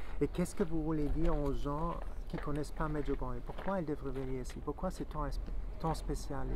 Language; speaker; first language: French; non-native, fluent; German